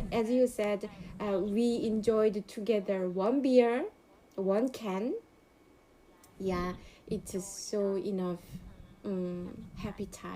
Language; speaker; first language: English; non-native, learner; Korean